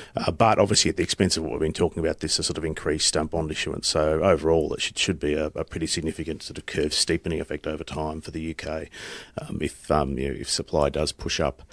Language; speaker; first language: English; native; English